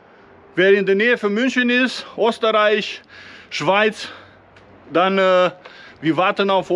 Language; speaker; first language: German; non-native, learner; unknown